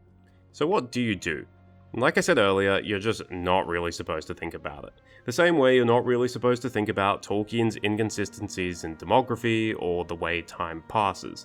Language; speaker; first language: English; native; English